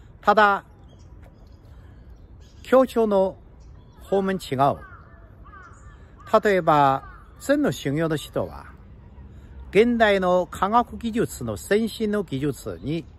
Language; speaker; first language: Japanese; non-native, fluent; Chinese